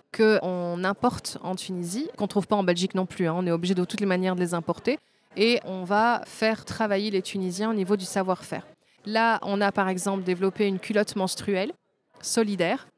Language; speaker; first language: French; native; French